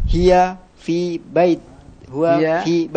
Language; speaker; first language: Arabic; non-native, learner; Indonesian